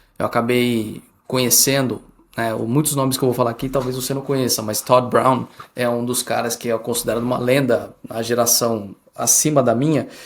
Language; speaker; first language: Portuguese; early bilingual, heritage; Portuguese